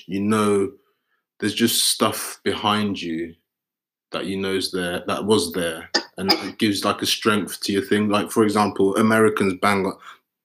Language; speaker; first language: English; native; English